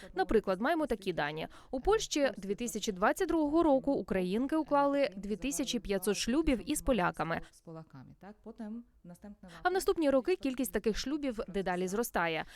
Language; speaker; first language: Ukrainian; native; Ukrainian